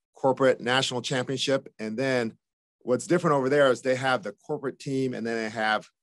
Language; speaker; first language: English; native; English